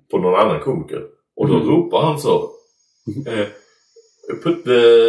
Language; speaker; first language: Swedish; native; Swedish